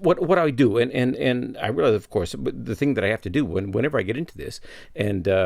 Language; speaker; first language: English; native; English